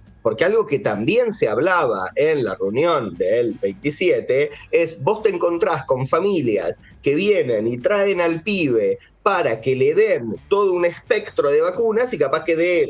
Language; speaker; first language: Spanish; native; Spanish